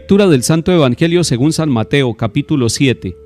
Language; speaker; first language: Spanish; native; Spanish